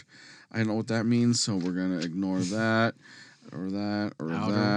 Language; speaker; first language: English; native; English